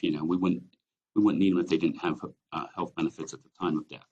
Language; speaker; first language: English; native; English